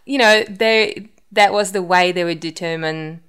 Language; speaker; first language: English; non-native, fluent; Russian